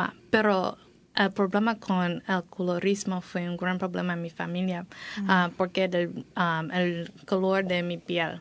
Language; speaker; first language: Spanish; non-native, learner; English